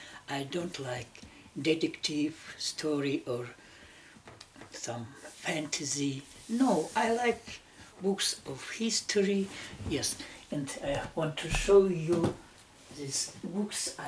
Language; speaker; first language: English; non-native, learner; Russian